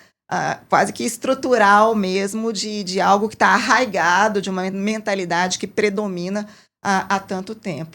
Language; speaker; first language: Portuguese; native; Portuguese